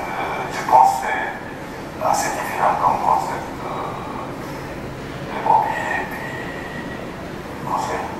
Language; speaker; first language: French; non-native, fluent; Japanese